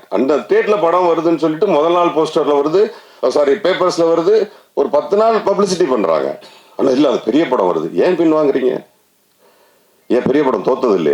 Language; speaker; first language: Tamil; native; Tamil